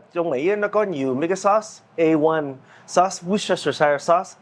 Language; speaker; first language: Vietnamese; early bilingual, heritage; Vietnamese